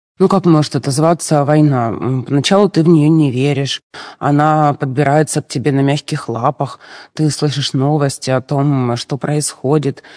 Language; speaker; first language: Russian; native; Russian